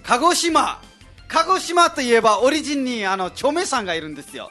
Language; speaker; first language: Japanese; non-native, fluent; Nepali